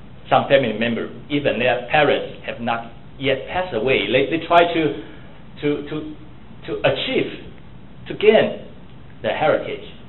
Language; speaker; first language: English; non-native, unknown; Chinese